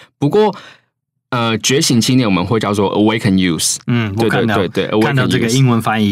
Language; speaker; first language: Chinese; native; Chinese